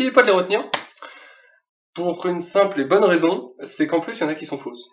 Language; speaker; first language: French; native; French